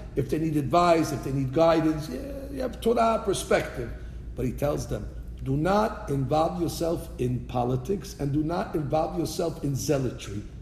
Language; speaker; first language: English; native; English